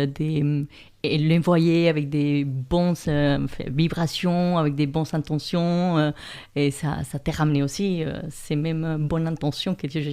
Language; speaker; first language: French; non-native, fluent; Spanish